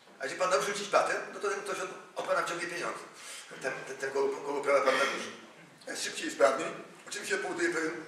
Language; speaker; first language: Polish; native; Polish